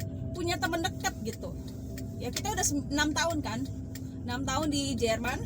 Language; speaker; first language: Indonesian; native; Indonesian